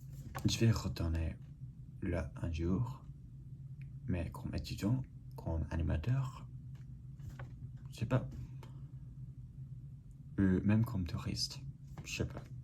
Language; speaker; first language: French; non-native, learner; English